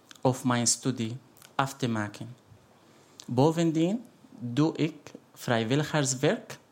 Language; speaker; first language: Dutch; non-native, fluent; Arabic